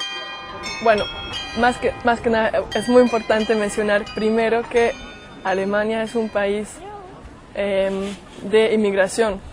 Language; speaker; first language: Spanish; non-native, fluent; German